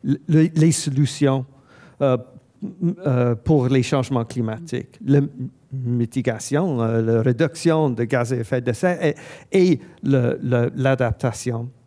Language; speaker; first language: French; non-native, fluent; English